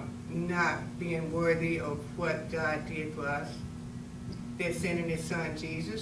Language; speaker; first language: English; native; English